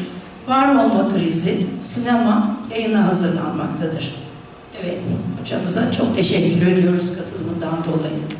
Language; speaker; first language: Turkish; native; Turkish